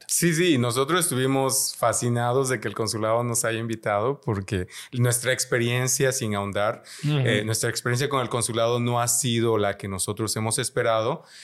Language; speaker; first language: Spanish; native; Spanish